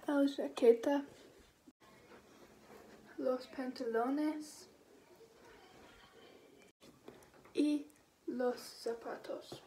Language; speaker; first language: Spanish; non-native, learner; English